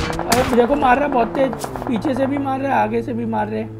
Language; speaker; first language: Hindi; native; Hindi